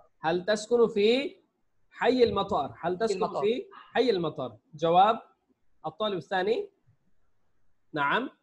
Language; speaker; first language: Arabic; non-native, fluent; Bangla